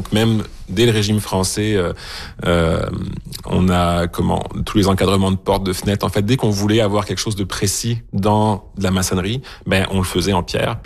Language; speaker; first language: French; native; French